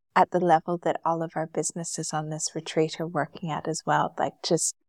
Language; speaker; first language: English; native; English